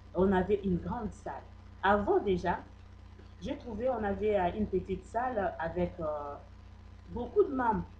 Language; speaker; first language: French; non-native, local second language; Lingala